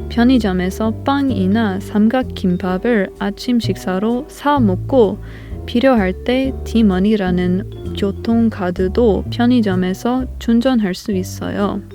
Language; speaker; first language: Korean; non-native, learner; English